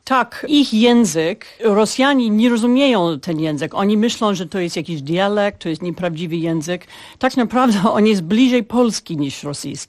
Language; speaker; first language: Polish; non-native, fluent; English